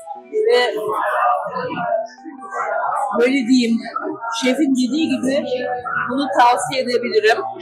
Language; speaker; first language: Turkish; early bilingual, heritage; Turkish